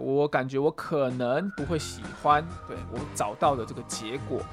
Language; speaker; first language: Chinese; early bilingual, heritage; Chinese